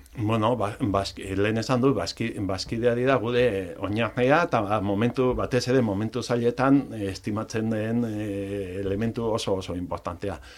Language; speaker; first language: Basque; non-native, local second language; Spanish